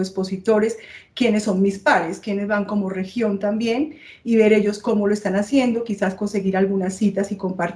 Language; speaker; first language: Spanish; native; Spanish